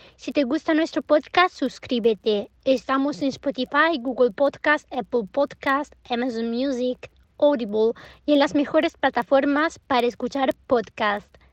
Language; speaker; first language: Spanish; non-native, fluent; Italian